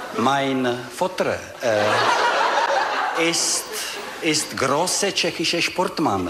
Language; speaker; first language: German; non-native, learner; Czech